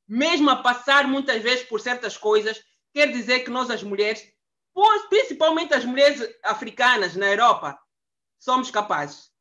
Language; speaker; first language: Portuguese; native; Portuguese